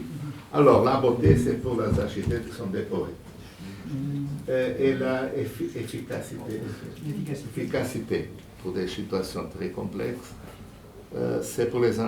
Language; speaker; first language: French; non-native, fluent; Portuguese